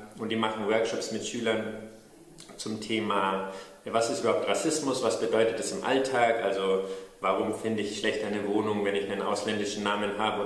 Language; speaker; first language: German; native; German